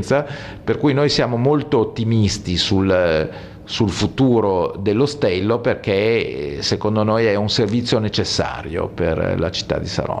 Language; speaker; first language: Italian; native; Italian